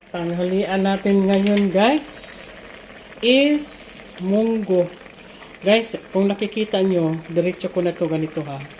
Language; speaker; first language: Filipino; non-native, local second language; Cebuano